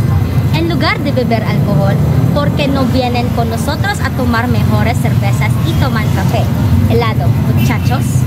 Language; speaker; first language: Spanish; non-native, learner; Cebuano